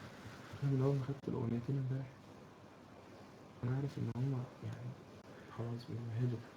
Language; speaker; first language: Arabic; native; Arabic